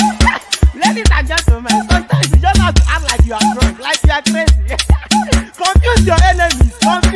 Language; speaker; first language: English; non-native, local second language; Yoruba